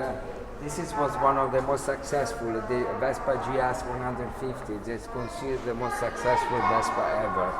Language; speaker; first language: English; non-native, fluent; Italian